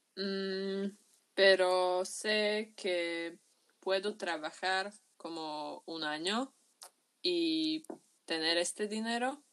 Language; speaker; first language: Spanish; non-native, fluent; Slovak